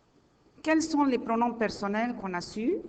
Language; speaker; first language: French; non-native, learner; Arabic